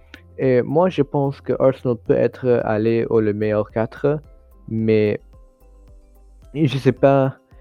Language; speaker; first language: French; non-native, learner; English